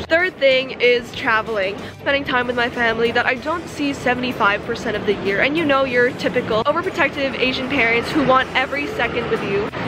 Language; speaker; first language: English; native; English